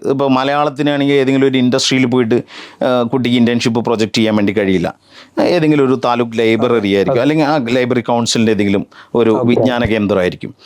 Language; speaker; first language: Malayalam; native; Malayalam